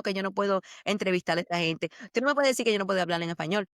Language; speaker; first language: Spanish; early bilingual, heritage; Spanish